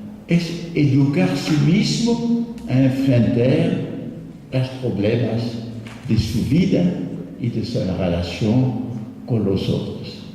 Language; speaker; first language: Spanish; non-native, fluent; French